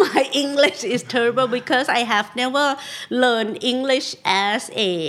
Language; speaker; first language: English; non-native, fluent; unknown